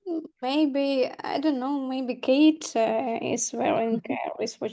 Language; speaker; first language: English; non-native, learner; Ukrainian